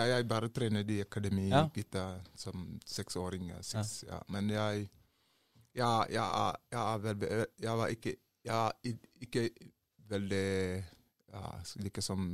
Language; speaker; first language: Norwegian; non-native, learner; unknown